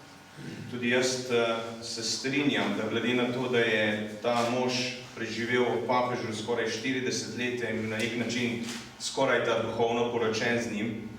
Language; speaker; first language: Slovenian; native; Slovenian